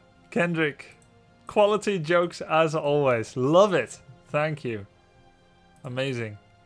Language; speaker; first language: English; non-native, fluent; Dutch